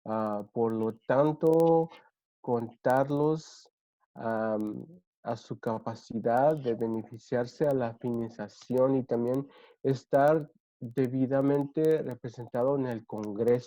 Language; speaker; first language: Spanish; early bilingual, other home language; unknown